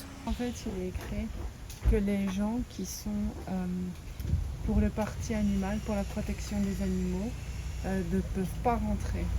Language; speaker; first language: French; native; French